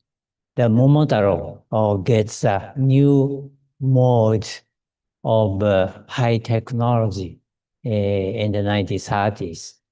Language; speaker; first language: English; non-native, learner; Japanese